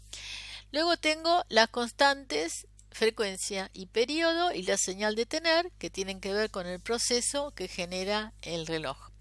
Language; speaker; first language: Spanish; native; Spanish